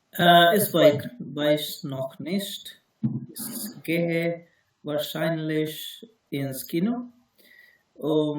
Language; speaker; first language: German; non-native, learner; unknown